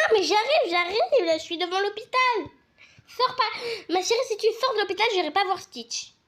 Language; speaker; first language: French; native; French